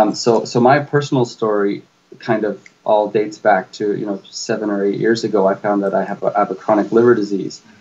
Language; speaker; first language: English; native; English